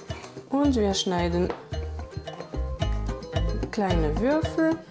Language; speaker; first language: German; non-native, fluent; French